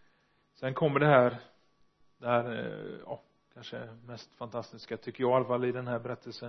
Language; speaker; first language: Swedish; non-native, fluent; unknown